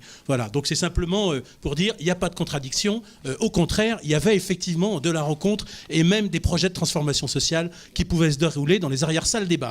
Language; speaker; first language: French; native; French